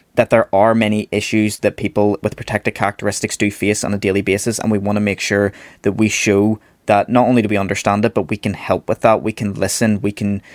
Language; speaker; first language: English; native; English